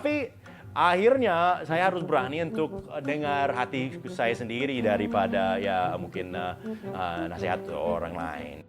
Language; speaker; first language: Indonesian; non-native, fluent; English